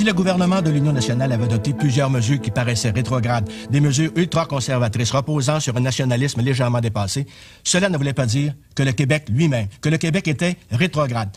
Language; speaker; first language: French; native; French